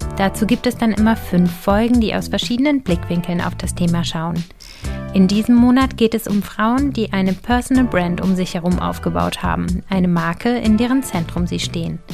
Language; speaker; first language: German; native; German